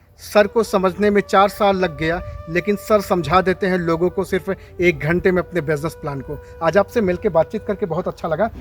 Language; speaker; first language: Hindi; native; Hindi